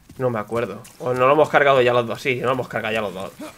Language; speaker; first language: Spanish; native; Spanish